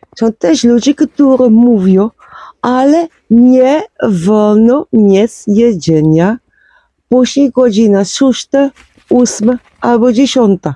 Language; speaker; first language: Polish; non-native, learner; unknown